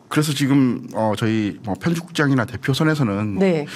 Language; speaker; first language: Korean; native; Korean